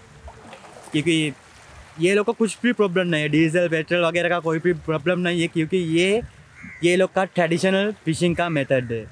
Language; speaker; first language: Hindi; non-native, fluent; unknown